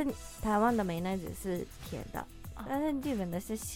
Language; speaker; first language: Chinese; non-native, fluent; Japanese